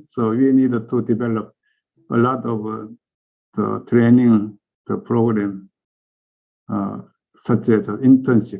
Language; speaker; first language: English; non-native, learner; Korean